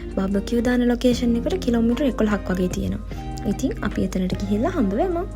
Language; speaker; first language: Sinhala; native; Sinhala